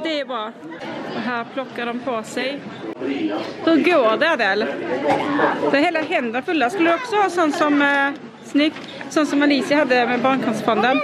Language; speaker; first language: Swedish; native; Swedish